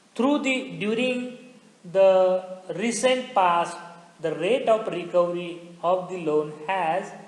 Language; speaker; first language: English; non-native, local second language; Marathi